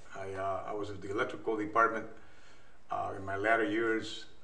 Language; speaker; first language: English; native; English